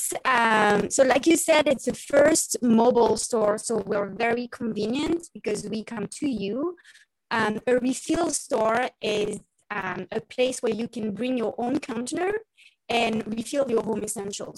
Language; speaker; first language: English; non-native, fluent; French